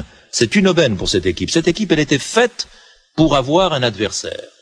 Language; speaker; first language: French; native; French